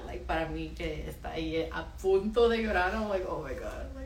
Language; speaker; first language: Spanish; early bilingual, heritage; Spanish